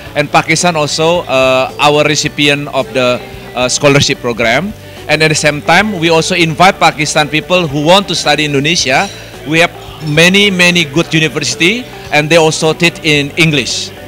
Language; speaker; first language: English; non-native, fluent; Indonesian